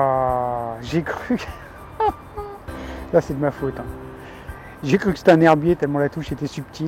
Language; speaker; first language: French; native; French